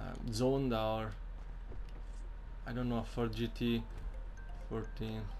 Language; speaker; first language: English; non-native, learner; Italian